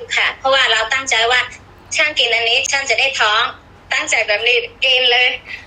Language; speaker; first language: Thai; non-native, fluent; Burmese